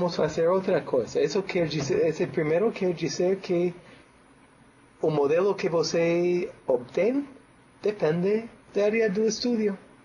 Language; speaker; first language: Spanish; non-native, fluent; English